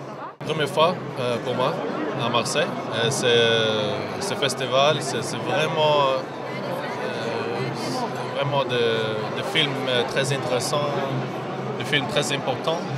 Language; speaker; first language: French; non-native, learner; Swedish